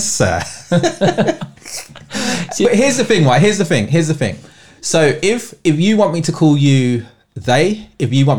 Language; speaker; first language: English; native; English